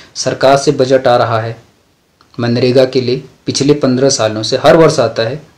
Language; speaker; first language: Hindi; native; Hindi